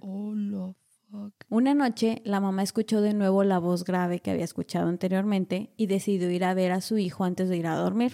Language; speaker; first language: Spanish; native; Spanish